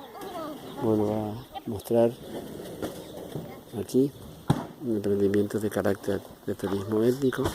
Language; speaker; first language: Spanish; native; Spanish